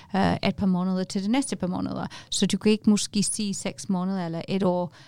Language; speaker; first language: Danish; non-native, fluent; English